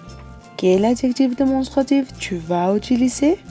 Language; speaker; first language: French; non-native, fluent; Spanish